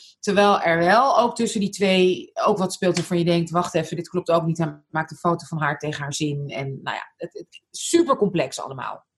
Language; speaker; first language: Dutch; early bilingual, other home language; Arabic